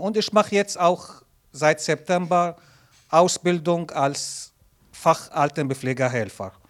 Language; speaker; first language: German; non-native, learner; Arabic